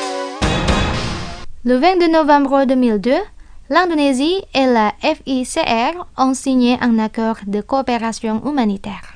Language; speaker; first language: French; non-native, fluent; Indonesian